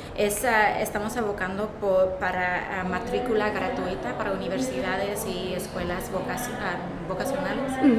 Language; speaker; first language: Spanish; early bilingual, heritage; Spanish